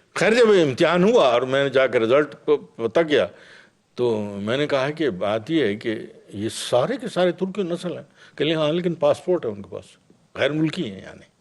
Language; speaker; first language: Urdu; non-native, local second language; Punjabi